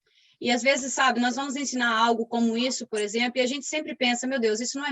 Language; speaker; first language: Portuguese; native; Portuguese